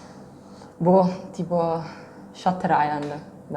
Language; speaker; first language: Italian; native; Italian